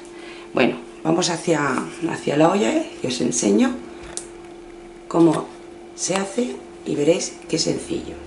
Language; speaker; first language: Spanish; native; Spanish